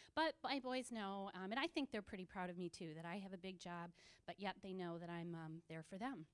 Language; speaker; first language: English; native; English